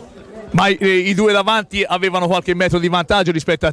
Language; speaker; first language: Italian; native; Italian